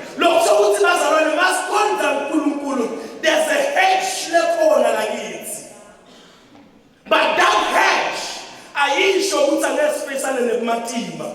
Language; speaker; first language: Zulu; non-native, local second language; Swati